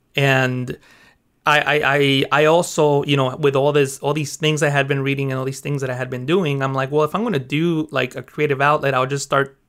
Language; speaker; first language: English; early bilingual, other home language; Spanish